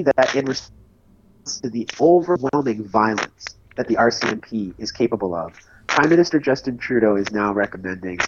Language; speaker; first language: English; native; English